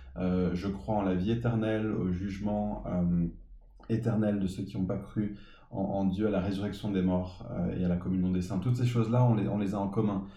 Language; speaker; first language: French; early bilingual, other home language; English